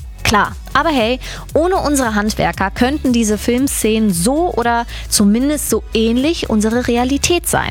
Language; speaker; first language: German; native; German